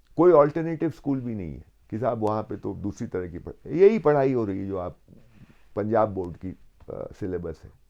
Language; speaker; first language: Hindi; native; Hindi